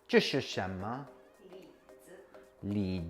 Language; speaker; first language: Chinese; non-native, learner; English